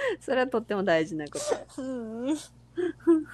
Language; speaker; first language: Japanese; non-native, fluent; English